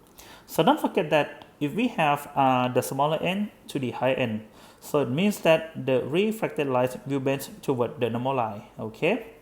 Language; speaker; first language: English; non-native, fluent; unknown